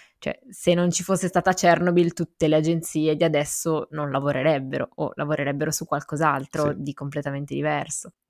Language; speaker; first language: Italian; native; Italian